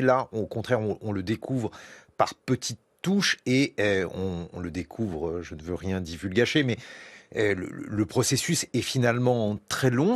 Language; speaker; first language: French; native; French